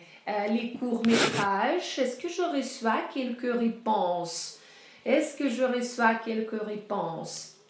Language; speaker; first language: French; non-native, fluent; Russian